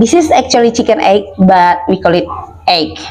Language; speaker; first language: English; non-native, learner; Indonesian